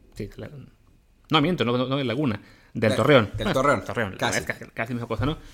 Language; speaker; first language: Spanish; native; Spanish